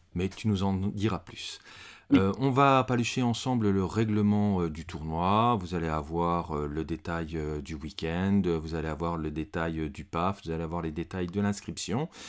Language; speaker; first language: French; native; French